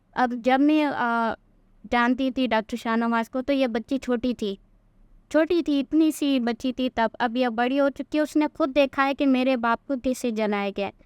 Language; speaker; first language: Urdu; non-native, local second language; Sindhi